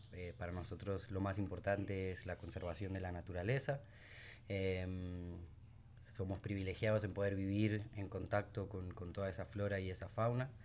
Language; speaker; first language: Spanish; native; Spanish